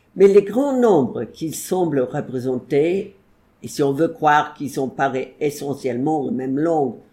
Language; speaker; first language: French; non-native, fluent; English